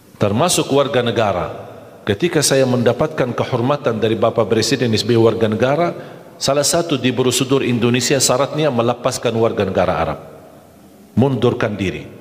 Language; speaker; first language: Malay; non-native, fluent; Arabic